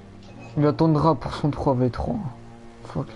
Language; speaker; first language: French; native; French